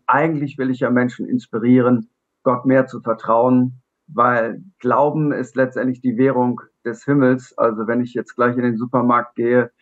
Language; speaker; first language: German; native; German